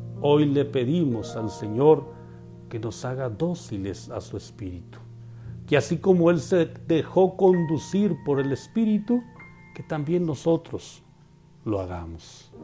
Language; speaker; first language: Spanish; native; Spanish